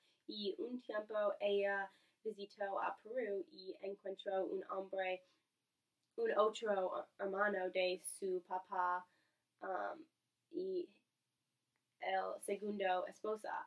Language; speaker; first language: Spanish; non-native, learner; English